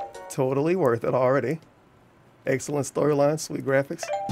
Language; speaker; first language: English; native; English